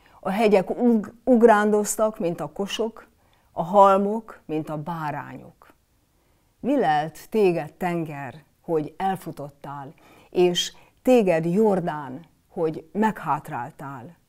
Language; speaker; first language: Hungarian; native; Hungarian